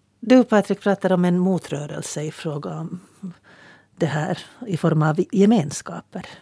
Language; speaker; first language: Swedish; native; Swedish